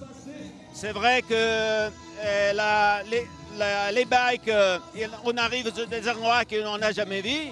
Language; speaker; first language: French; non-native, local second language; Italian